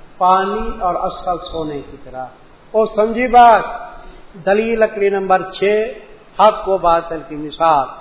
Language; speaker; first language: Urdu; non-native, local second language; Punjabi